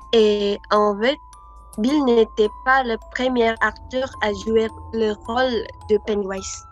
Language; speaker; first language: French; non-native, learner; Indonesian